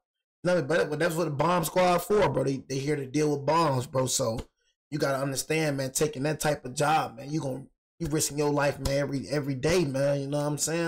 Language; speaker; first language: English; native; English